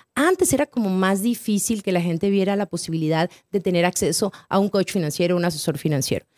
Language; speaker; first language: Spanish; native; Spanish